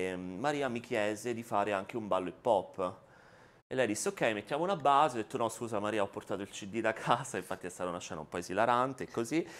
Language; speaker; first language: Italian; native; Italian